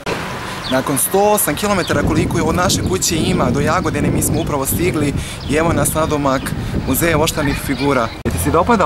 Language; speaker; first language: Bosnian; native; Bosnian